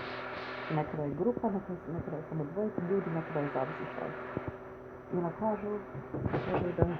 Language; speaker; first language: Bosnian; early bilingual, heritage; Bosnian